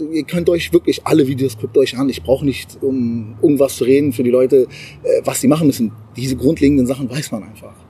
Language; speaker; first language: German; early bilingual, other home language; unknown